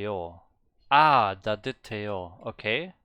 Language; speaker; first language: Korean; non-native, learner; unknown